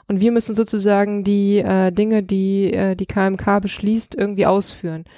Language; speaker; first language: German; early bilingual, other home language; Russian